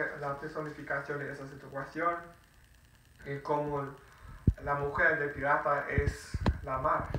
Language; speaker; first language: Spanish; non-native, fluent; English